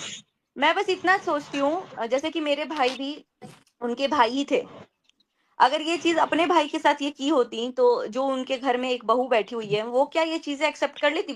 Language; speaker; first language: Hindi; native; Hindi